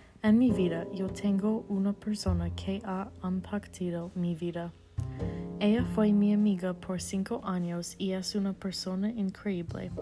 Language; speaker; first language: Spanish; non-native, learner; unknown